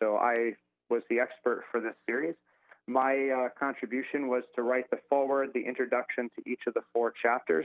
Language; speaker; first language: English; native; English